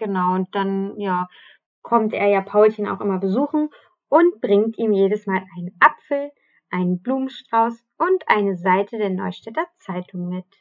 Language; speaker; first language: German; native; German